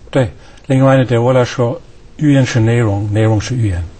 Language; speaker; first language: Chinese; non-native, fluent; German